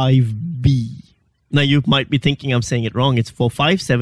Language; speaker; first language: English; non-native, local second language; Urdu